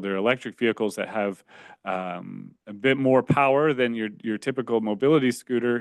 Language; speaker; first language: English; native; English